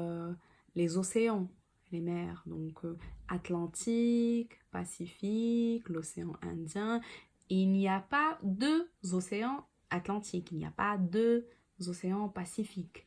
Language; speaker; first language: French; non-native, local second language; Arabic